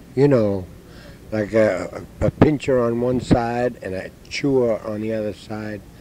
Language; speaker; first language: English; native; English